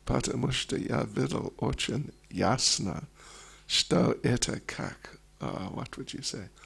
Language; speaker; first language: Russian; non-native, learner; English